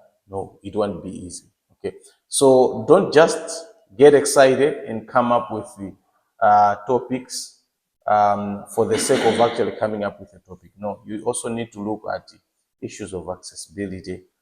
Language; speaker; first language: English; non-native, local second language; Nyanja